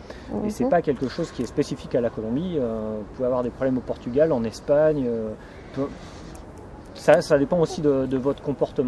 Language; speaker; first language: French; native; French